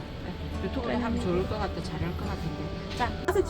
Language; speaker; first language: Korean; native; Korean